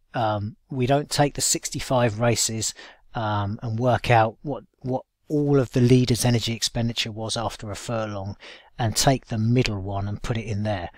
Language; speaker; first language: English; native; English